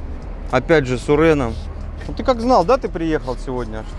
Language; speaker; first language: Russian; native; Russian